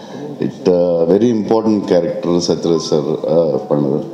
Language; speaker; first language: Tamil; non-native, local second language; Telugu